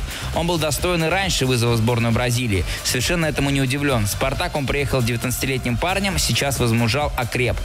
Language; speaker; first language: Russian; native; Russian